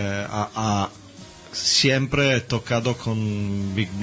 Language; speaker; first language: Spanish; non-native, learner; Italian